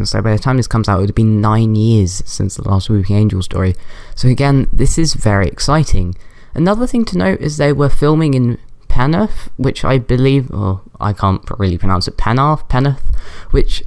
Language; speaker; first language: English; native; English